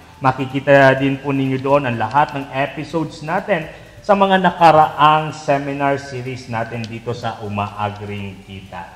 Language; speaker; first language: Filipino; non-native, local second language; Bikol